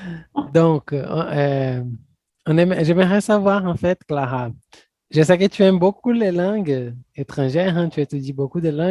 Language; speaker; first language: French; non-native, fluent; Portuguese